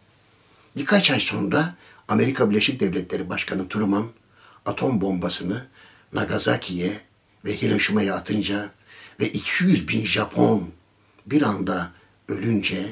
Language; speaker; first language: Turkish; native; Turkish